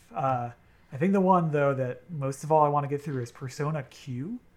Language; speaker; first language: English; native; English